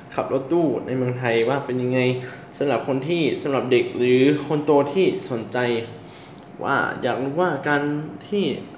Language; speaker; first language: Thai; non-native, fluent; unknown